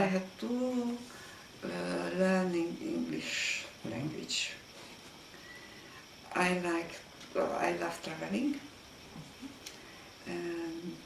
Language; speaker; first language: English; non-native, learner; Hungarian